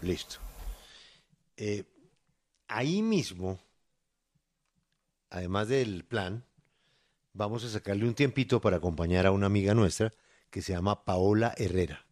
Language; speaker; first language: Spanish; native; Spanish